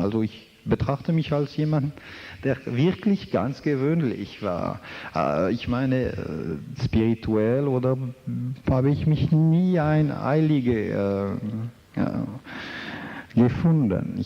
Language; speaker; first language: German; non-native, fluent; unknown